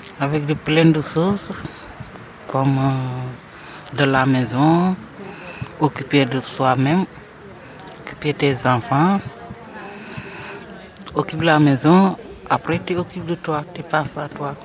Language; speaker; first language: French; non-native, learner; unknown